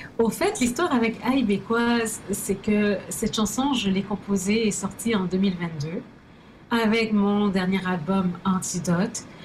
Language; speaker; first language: French; early bilingual, other home language; Haitian Creole